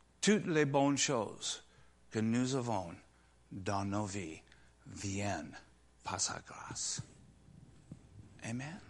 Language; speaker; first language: French; non-native, learner; English